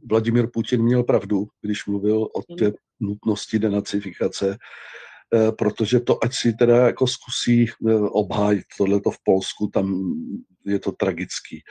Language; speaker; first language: Czech; native; Czech